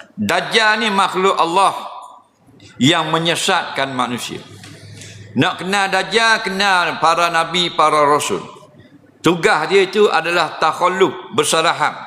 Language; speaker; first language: Malay; native; Malay